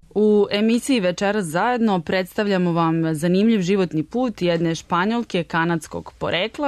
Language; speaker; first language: Serbian; native; Serbian